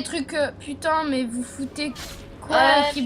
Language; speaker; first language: French; native; French